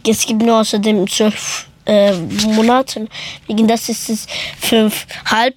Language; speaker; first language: German; early bilingual, other home language; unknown